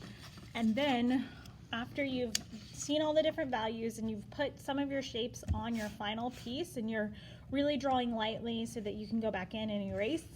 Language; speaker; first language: English; native; English